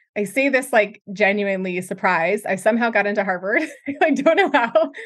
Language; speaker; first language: English; native; English